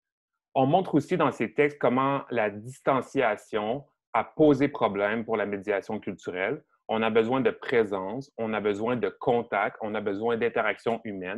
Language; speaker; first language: French; native; French